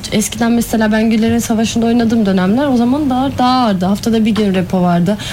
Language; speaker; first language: Turkish; early bilingual, heritage; Turkish